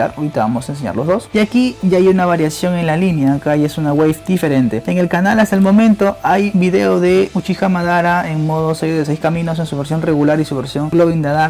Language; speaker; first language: Spanish; native; Spanish